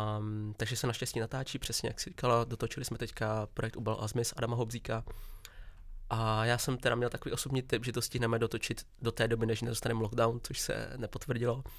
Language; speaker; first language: Czech; early bilingual, other home language; Vietnamese